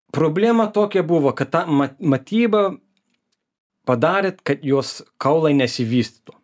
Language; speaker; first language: Lithuanian; early bilingual, heritage; Lithuanian